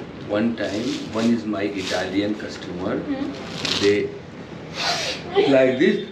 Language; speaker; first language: English; non-native, learner; Hindi